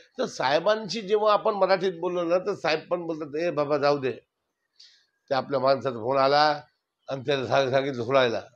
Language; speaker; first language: Marathi; non-native, local second language; Urdu